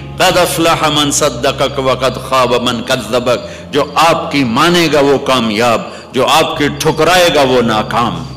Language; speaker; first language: Urdu; non-native, local second language; Punjabi